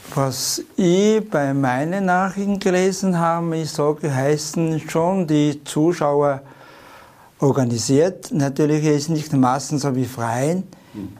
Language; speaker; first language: German; non-native, fluent; Chinese